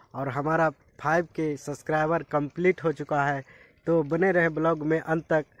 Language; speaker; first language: Hindi; native; Hindi